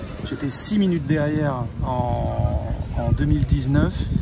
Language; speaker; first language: French; native; French